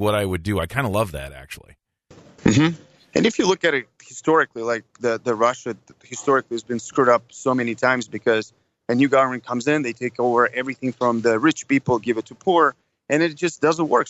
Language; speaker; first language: English; non-native, fluent; Russian